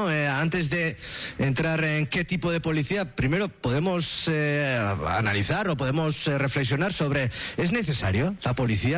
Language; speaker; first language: Spanish; native; Spanish